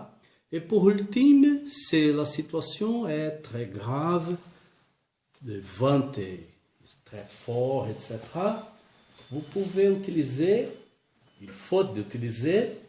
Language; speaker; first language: French; non-native, learner; Portuguese